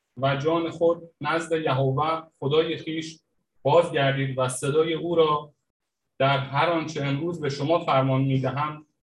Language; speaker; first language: Persian; native; Persian